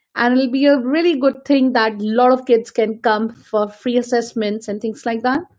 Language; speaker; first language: English; non-native, local second language; Hindi